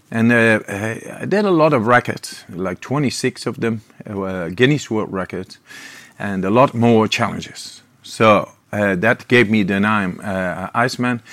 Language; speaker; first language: English; non-native, fluent; Dutch